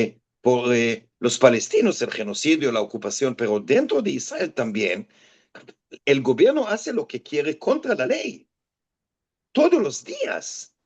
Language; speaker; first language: Spanish; non-native, fluent; Hebrew